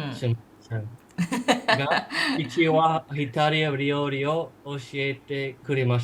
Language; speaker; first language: Japanese; non-native, learner; English